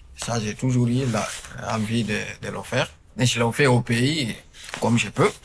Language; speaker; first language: French; non-native, local second language; Fula